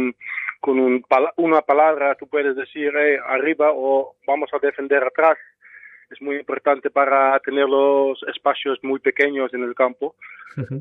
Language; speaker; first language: Spanish; non-native, fluent; Dutch